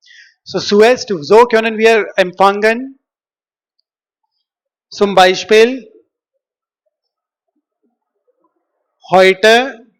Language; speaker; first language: German; non-native, learner; Hindi